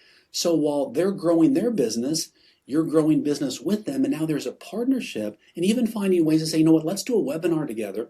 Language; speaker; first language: English; native; English